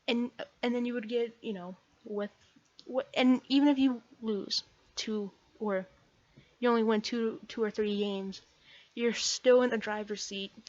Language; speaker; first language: English; native; English